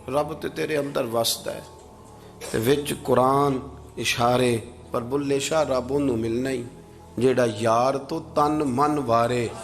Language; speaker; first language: Urdu; non-native, local second language; Punjabi